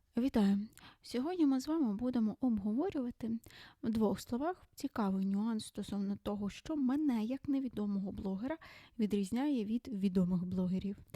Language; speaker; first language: Ukrainian; non-native, local second language; Russian